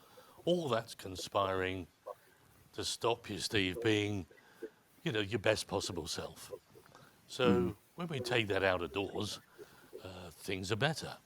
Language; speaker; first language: English; native; English